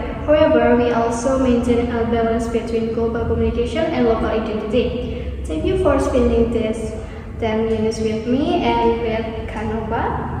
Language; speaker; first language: English; non-native, learner; Indonesian